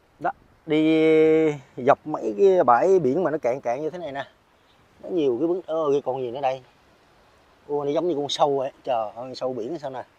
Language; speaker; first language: Vietnamese; non-native, local second language; Eastern Cham